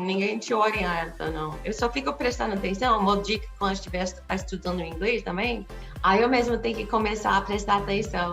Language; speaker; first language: Portuguese; non-native, fluent; English